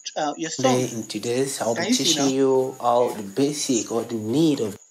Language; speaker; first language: English; non-native, local second language; Yoruba